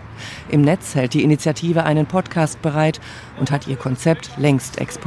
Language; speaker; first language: German; native; German